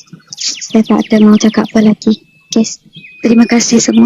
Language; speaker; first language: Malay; non-native, local second language; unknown